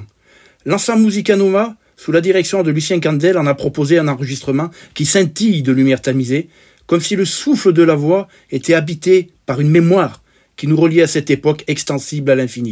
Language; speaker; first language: French; native; French